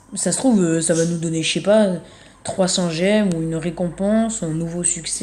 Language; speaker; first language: French; native; French